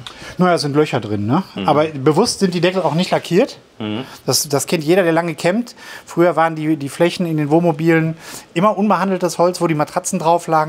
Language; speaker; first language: German; native; German